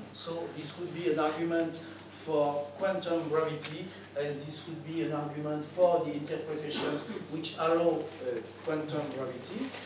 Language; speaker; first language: English; non-native, fluent; French